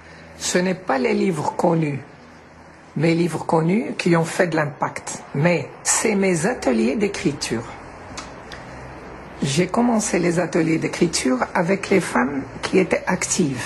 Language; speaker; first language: French; non-native, local second language; Arabic